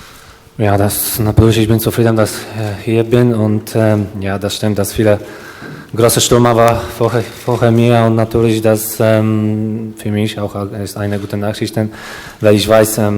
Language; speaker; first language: German; non-native, learner; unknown